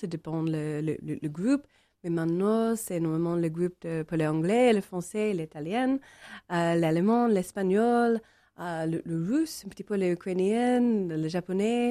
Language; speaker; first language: French; non-native, learner; English